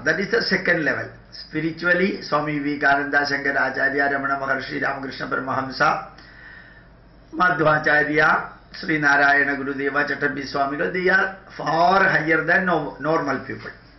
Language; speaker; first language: English; non-native, local second language; Malayalam